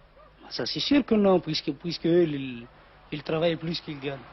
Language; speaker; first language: French; non-native, local second language; Arabic